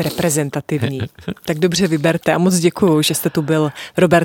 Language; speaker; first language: Czech; native; Czech